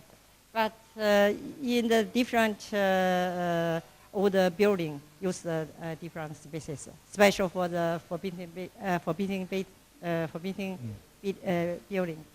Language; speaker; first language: English; non-native, learner; Chinese